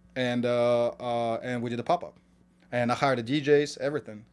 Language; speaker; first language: English; non-native, fluent; Kazakh